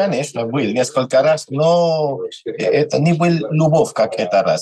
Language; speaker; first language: Russian; non-native, learner; Spanish